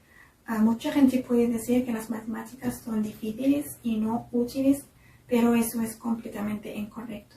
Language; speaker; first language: Spanish; non-native, fluent; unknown